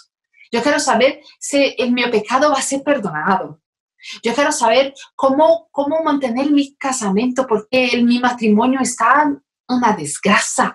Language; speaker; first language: Spanish; non-native, fluent; Portuguese